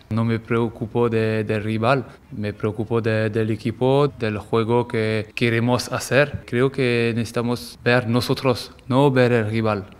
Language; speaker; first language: Spanish; non-native, learner; French